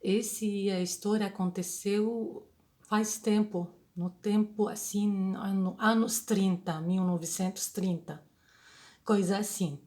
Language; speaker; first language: Portuguese; non-native, fluent; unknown